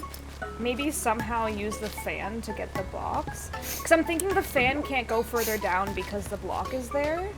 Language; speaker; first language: English; native; English